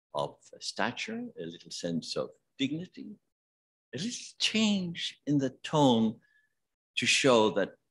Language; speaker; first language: English; native; English